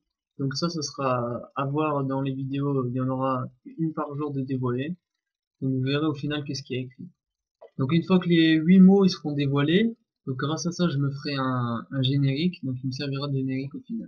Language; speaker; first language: French; native; French